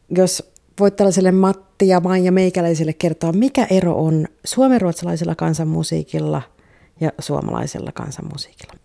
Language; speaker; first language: Finnish; native; Finnish